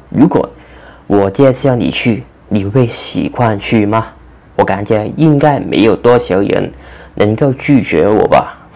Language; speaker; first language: Chinese; non-native, local second language; Cantonese